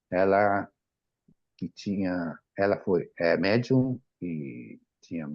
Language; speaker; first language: Portuguese; non-native, fluent; Japanese